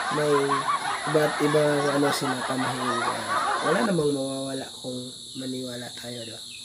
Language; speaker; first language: Filipino; non-native, local second language; Cebuano